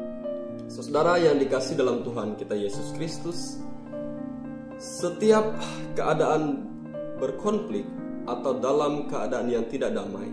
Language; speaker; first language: Indonesian; native; Indonesian